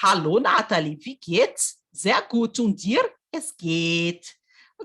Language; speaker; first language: German; non-native, fluent; Portuguese